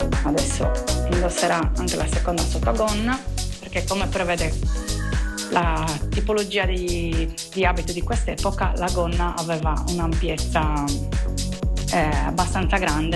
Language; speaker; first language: Italian; native; Italian